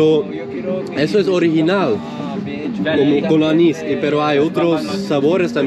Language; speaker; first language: Spanish; non-native, learner; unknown